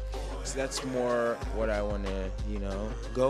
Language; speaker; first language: English; native; English